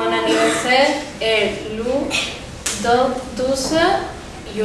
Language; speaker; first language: French; non-native, learner; Catalan